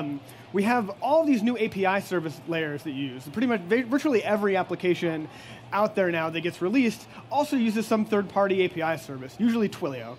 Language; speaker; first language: English; native; English